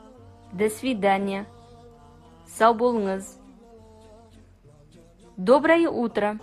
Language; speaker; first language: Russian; non-native, fluent; Kazakh